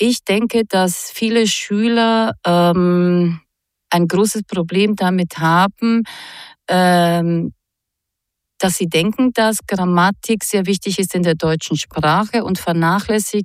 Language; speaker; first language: German; non-native, fluent; Croatian